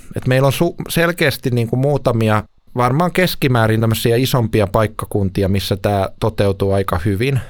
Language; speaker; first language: Finnish; native; Finnish